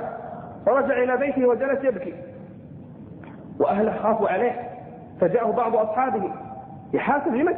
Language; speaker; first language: Arabic; native; Arabic